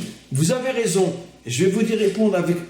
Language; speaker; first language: French; native; French